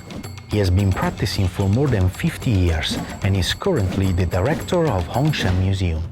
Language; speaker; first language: English; non-native, fluent; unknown